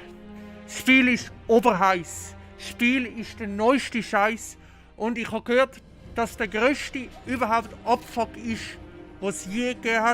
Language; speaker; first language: German; native; German